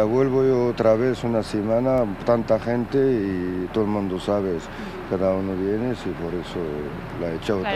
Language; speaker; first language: Spanish; non-native, learner; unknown